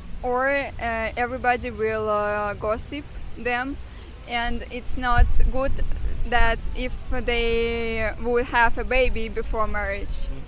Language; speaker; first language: English; non-native, fluent; Armenian